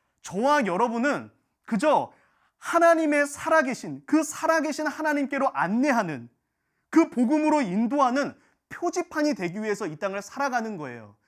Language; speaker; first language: Korean; native; Korean